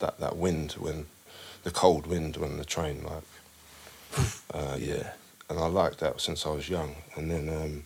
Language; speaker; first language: English; native; English